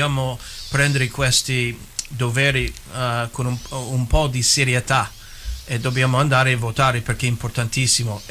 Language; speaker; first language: Italian; early bilingual, heritage; English